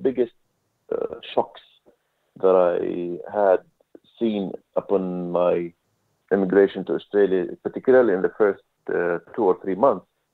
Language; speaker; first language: English; non-native, fluent; Arabic